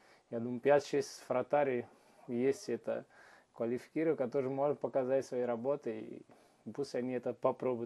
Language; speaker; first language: Russian; non-native, learner; Portuguese